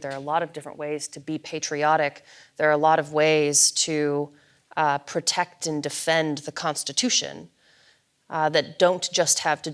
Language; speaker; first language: English; native; English